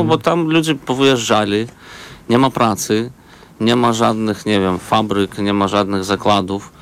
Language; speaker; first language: Polish; non-native, fluent; Belarusian